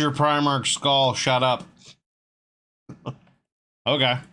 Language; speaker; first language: English; native; English